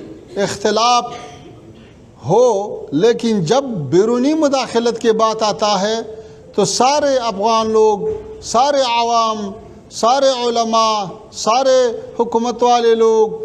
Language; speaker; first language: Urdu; non-native, fluent; Pashto